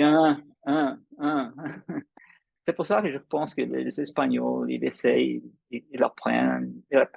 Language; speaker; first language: French; non-native, fluent; English